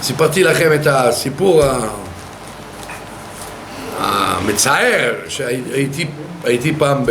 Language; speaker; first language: Hebrew; non-native, fluent; French